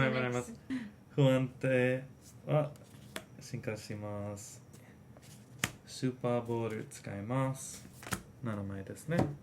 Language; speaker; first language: Japanese; non-native, fluent; English